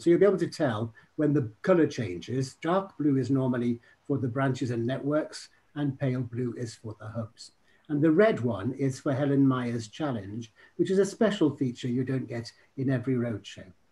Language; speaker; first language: English; native; English